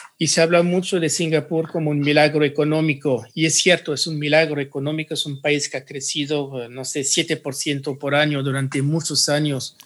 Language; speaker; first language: Spanish; early bilingual, heritage; Spanish